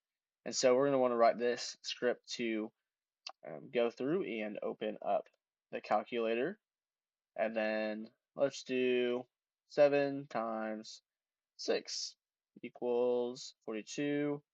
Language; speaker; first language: English; native; English